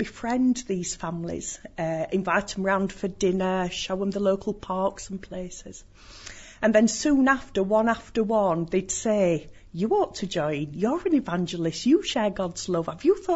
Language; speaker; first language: English; native; English